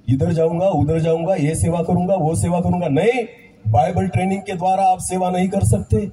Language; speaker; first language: Hindi; non-native, local second language; Marathi